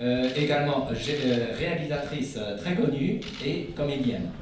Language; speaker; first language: French; non-native, fluent; Chinese